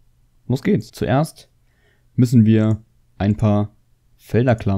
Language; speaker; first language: German; native; German